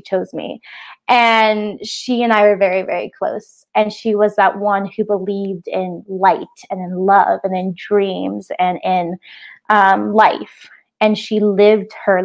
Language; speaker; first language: English; native; English